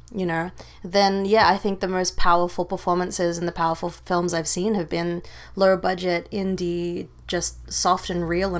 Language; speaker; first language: English; native; English